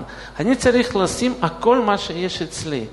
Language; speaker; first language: Hebrew; non-native, fluent; Russian